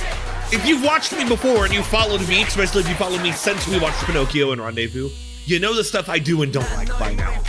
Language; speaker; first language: English; native; English